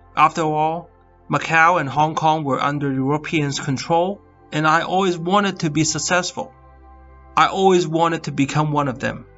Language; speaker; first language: English; non-native, fluent; Cantonese